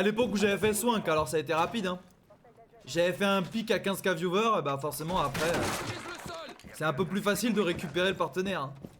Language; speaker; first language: French; native; French